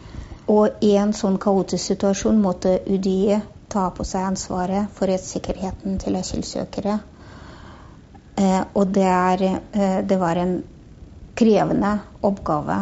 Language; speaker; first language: Norwegian; non-native, fluent; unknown